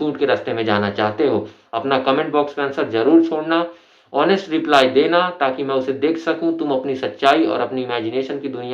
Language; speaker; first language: Hindi; native; Hindi